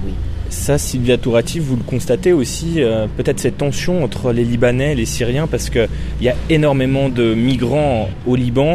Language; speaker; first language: French; native; French